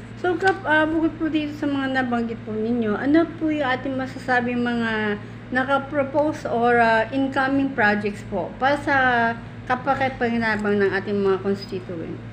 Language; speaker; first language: Filipino; native; Filipino